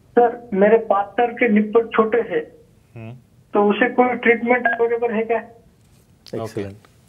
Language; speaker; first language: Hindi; non-native, local second language; Marathi